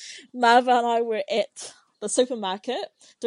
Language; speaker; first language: English; non-native, local second language; Māori